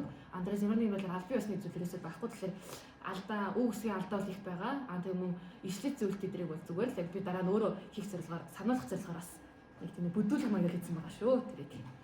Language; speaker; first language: Mongolian; native; Mongolian